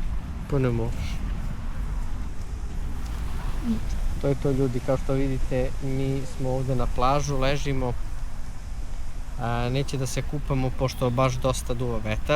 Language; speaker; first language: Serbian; early bilingual, heritage; Serbian